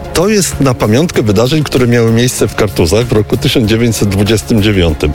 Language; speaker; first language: Polish; native; Polish